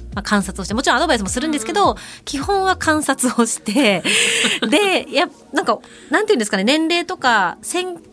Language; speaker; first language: Japanese; native; Japanese